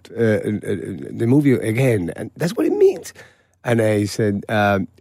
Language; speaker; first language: English; non-native, fluent; Spanish